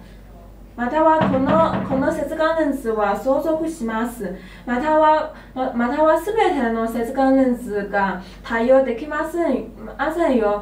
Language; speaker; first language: Japanese; non-native, learner; Chinese